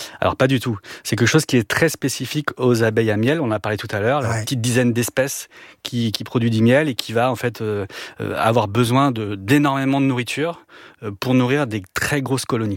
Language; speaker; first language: French; native; French